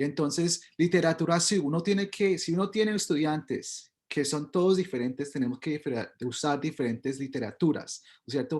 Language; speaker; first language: Spanish; early bilingual, heritage; Spanish